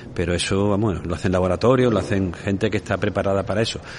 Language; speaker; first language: Spanish; native; Spanish